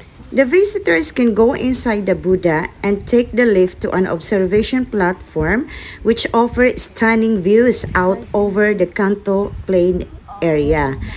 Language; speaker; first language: English; non-native, local second language; Filipino